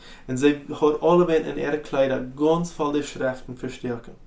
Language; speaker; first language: German; non-native, learner; Plautdietsch